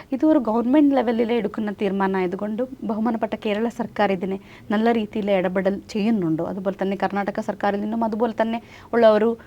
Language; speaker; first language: Malayalam; non-native, local second language; Kannada